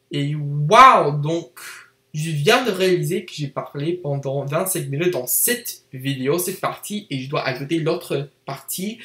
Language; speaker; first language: French; non-native, learner; English